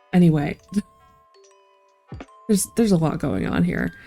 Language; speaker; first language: English; native; English